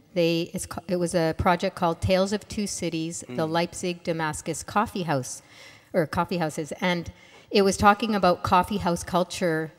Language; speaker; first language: English; non-native, fluent; Arabic